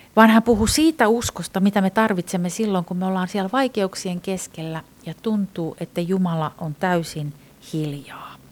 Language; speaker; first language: Finnish; non-native, fluent; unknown